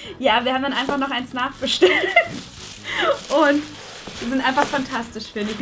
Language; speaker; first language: German; native; German